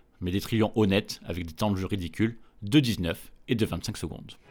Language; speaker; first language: French; native; French